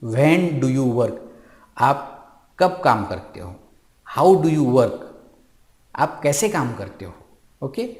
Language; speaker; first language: Hindi; non-native, local second language; Marathi